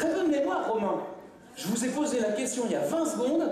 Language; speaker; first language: French; native; French